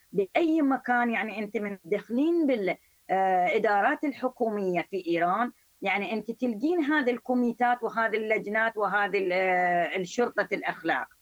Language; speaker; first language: Arabic; non-native, fluent; Persian